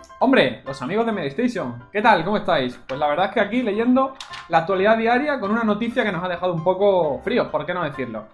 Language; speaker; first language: Spanish; native; Spanish